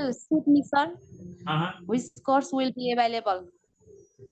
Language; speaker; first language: English; non-native, learner; Nepali